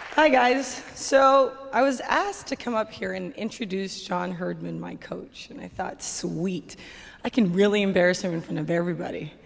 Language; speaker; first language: English; native; English